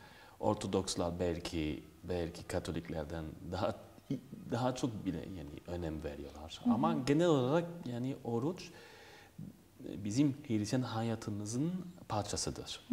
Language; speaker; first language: Turkish; non-native, fluent; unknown